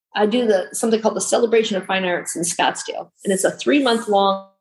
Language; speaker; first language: English; native; English